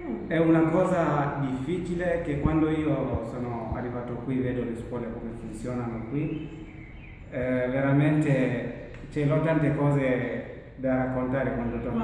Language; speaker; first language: Italian; non-native, learner; Masai